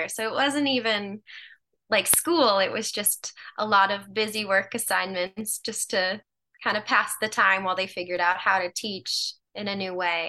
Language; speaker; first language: English; native; English